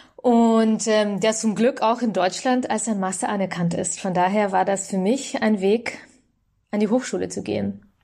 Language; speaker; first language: German; early bilingual, other home language; Russian